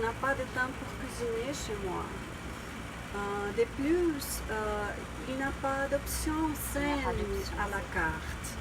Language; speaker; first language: French; non-native, learner; Portuguese